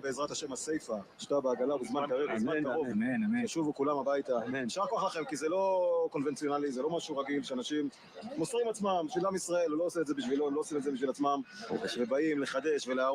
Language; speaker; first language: Hebrew; native; Hebrew